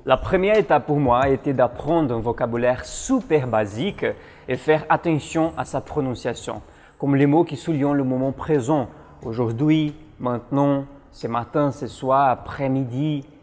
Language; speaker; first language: French; non-native, learner; Portuguese